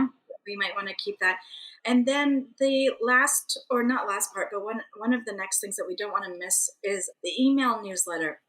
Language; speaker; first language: English; native; English